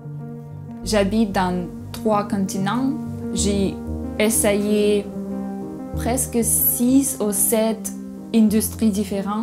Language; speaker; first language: French; non-native, learner; Russian